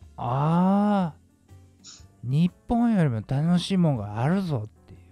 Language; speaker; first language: Japanese; native; Japanese